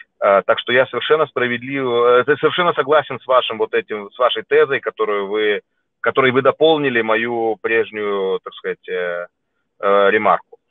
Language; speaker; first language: Russian; native; Russian